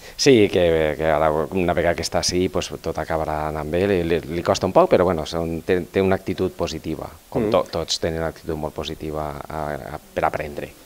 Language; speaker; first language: Catalan; native; Catalan